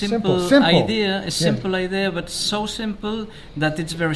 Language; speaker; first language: English; non-native, learner; Spanish